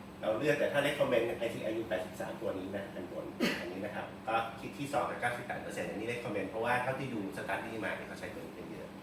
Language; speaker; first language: Thai; native; Thai